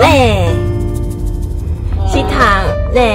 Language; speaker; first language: Korean; non-native, learner; Cantonese